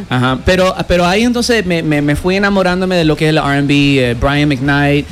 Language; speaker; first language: Spanish; non-native, fluent; English